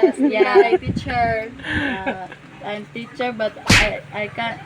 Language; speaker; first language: English; non-native, learner; Filipino